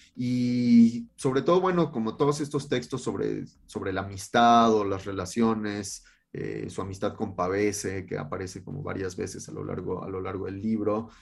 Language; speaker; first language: Spanish; native; Spanish